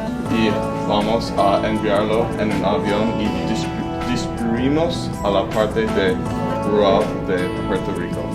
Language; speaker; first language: Spanish; non-native, learner; English